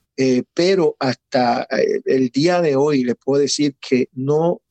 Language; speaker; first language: Spanish; early bilingual, heritage; Spanish